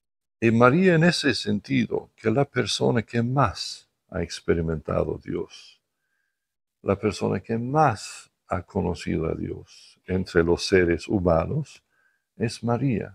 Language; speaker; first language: Spanish; non-native, fluent; English